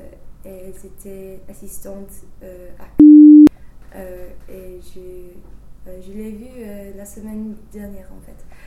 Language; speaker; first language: French; non-native, fluent; English